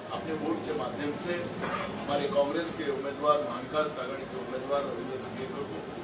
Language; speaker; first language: Hindi; non-native, local second language; Marathi